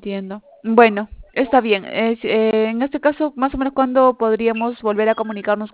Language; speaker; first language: Spanish; native; Spanish